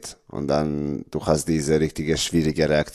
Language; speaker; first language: German; non-native, learner; Serbian